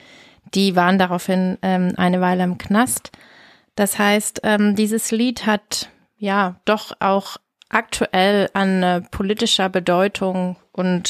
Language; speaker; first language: German; native; German